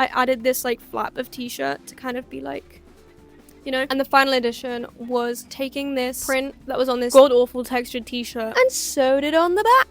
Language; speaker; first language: English; native; English